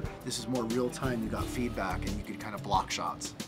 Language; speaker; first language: English; native; English